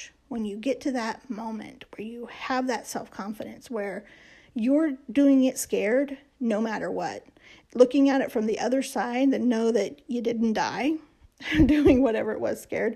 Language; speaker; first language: English; native; English